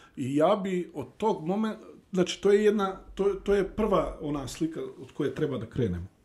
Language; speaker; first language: Bosnian; early bilingual, heritage; Bosnian